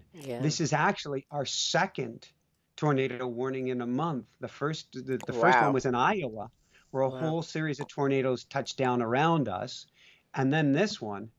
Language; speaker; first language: English; native; English